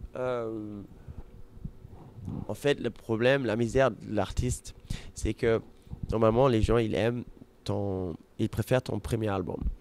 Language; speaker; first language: French; non-native, fluent; German